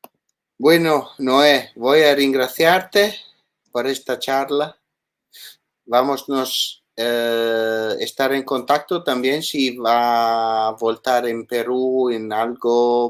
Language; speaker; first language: Spanish; non-native, learner; Italian